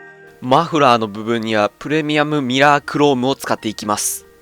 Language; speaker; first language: Japanese; native; Japanese